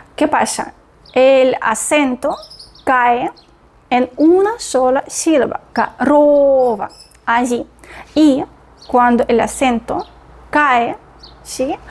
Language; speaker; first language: Spanish; non-native, fluent; Russian